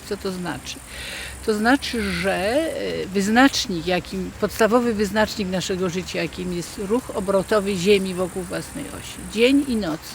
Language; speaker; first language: Polish; native; Polish